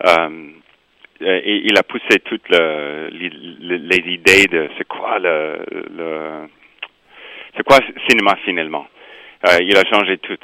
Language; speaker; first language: French; non-native, local second language; English